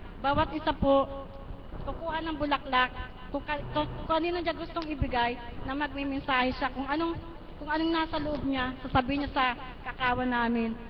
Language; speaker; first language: Filipino; native; Filipino